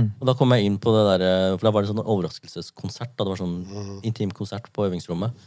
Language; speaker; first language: Norwegian; early bilingual, other home language; Japanese